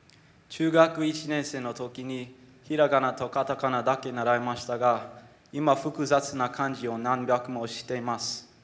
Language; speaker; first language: Japanese; non-native, learner; English